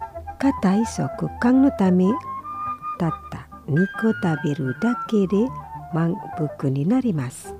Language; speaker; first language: Japanese; non-native, fluent; Indonesian